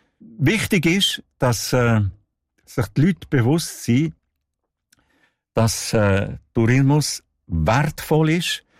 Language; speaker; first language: German; non-native, local second language; Italian